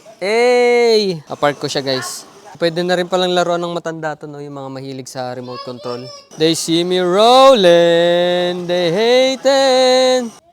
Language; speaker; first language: Filipino; native; Filipino